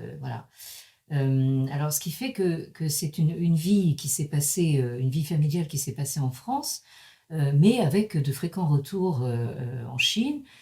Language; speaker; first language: French; early bilingual, other home language; Chinese